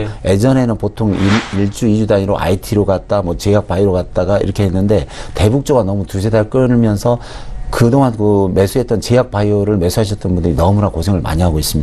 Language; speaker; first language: Korean; native; Korean